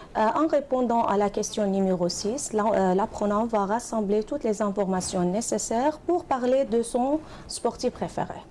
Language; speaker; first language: French; non-native, fluent; Arabic